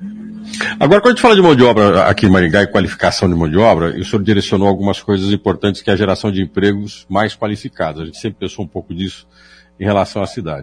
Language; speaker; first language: Portuguese; native; Portuguese